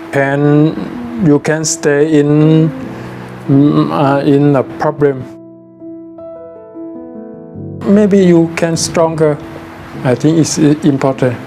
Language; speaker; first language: English; non-native, learner; Thai